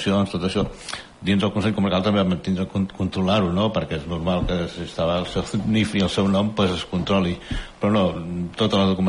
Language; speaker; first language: Catalan; native; Catalan